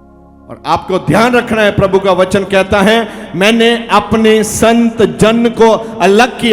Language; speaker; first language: Hindi; non-native, local second language; Punjabi